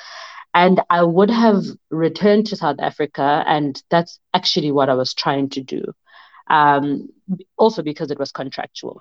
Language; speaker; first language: English; non-native, local second language; Southern Sotho